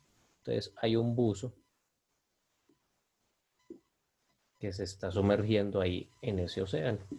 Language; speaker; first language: Spanish; native; Spanish